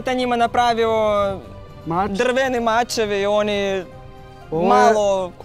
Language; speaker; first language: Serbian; non-native, learner; Russian